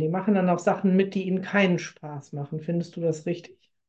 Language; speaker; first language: German; native; German